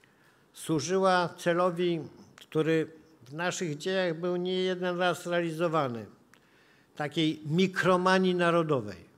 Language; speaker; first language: Polish; native; Polish